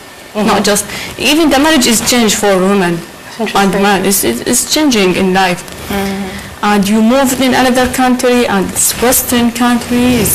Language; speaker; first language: English; non-native, learner; Arabic